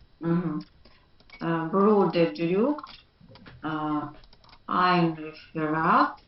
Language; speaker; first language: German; non-native, learner; Ukrainian